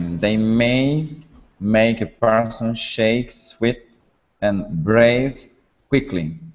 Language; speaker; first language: English; non-native, learner; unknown